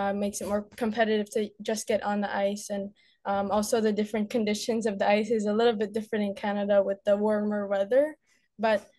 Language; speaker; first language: English; native; English